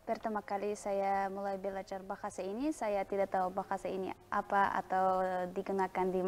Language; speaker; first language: Indonesian; non-native, learner; Uzbek